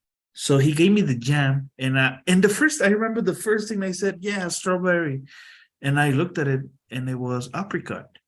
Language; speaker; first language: English; non-native, fluent; Spanish